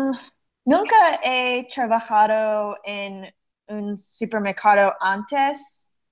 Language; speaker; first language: Spanish; non-native, learner; English